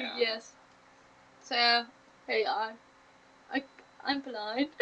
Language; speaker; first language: English; non-native, learner; German